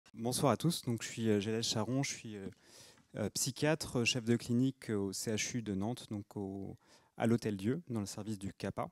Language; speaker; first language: French; native; French